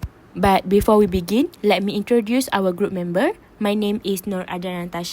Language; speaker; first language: English; non-native, local second language; Malay